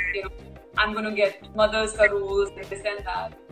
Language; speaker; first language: English; non-native, local second language; Hindi